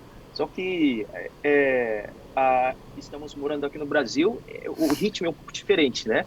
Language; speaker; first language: Portuguese; non-native, fluent; Korean